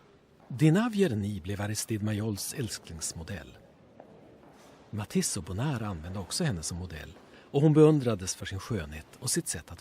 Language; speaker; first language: Swedish; native; Swedish